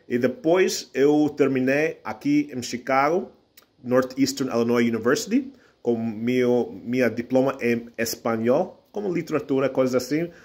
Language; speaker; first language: Portuguese; non-native, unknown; English